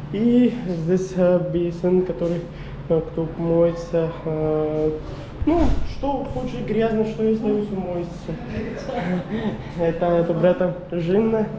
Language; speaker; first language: Russian; non-native, learner; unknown